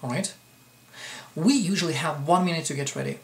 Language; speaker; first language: English; non-native, fluent; Russian